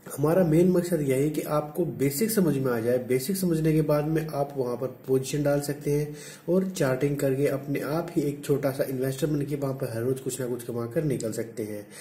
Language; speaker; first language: Hindi; native; Hindi